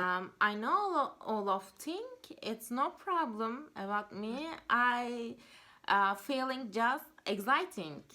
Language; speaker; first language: English; non-native, learner; Turkish